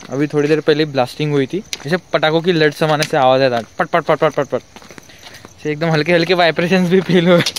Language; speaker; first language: Hindi; non-native, local second language; Marathi